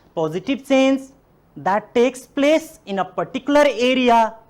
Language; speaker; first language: English; non-native, local second language; Nepali